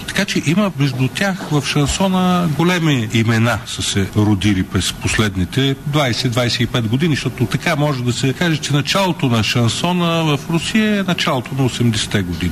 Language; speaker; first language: Bulgarian; native; Bulgarian